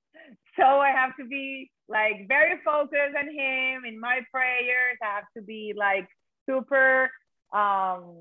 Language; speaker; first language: English; non-native, fluent; Spanish